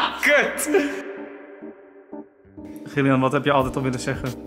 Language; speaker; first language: Dutch; native; Dutch